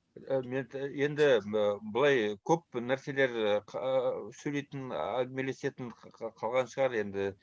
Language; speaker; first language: Kazakh; early bilingual, heritage; Kazakh